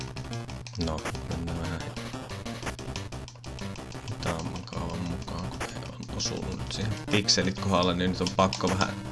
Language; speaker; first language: Finnish; native; Finnish